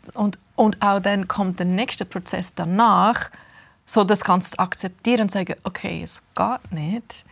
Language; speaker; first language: German; early bilingual, heritage; English